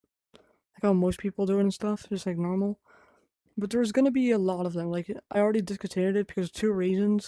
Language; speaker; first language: English; non-native, fluent; Dutch